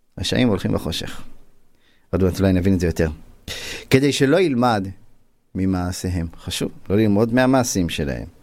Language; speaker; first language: Hebrew; native; Hebrew